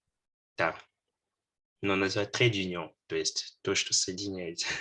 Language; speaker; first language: Russian; non-native, fluent; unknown